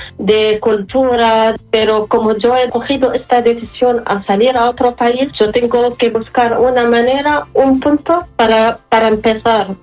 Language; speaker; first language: Spanish; non-native, fluent; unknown